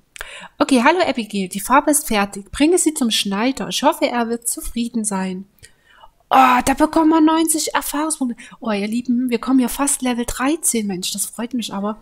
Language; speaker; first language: German; native; German